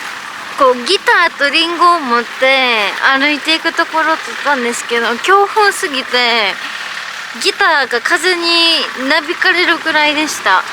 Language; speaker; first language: Japanese; native; Japanese